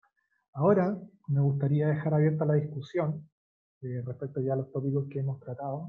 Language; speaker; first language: Spanish; native; Spanish